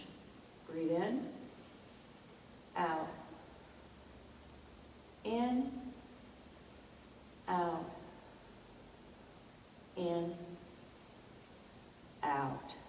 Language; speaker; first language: English; native; English